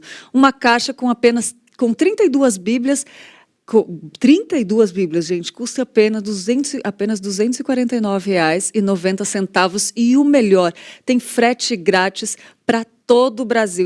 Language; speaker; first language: Portuguese; native; Portuguese